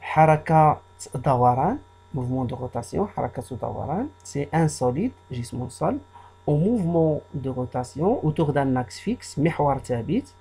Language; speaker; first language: French; non-native, local second language; Arabic